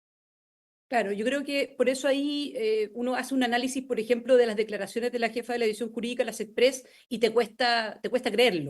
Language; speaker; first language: Spanish; native; Spanish